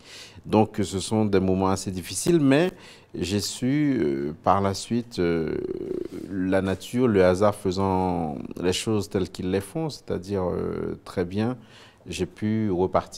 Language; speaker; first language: French; non-native, local second language; Haitian Creole